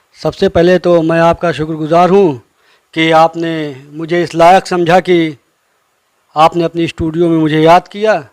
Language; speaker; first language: Urdu; native; Urdu